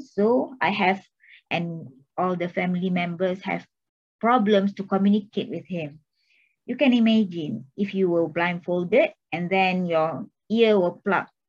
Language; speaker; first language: English; non-native, local second language; Malay